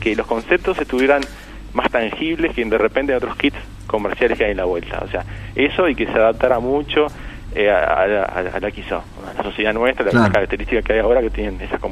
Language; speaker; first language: Spanish; native; Spanish